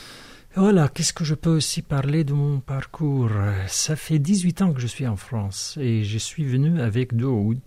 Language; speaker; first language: French; non-native, fluent; Arabic